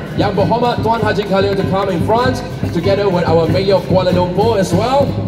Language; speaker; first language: English; non-native, local second language; Chinese